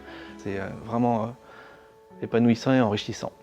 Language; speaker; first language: French; native; French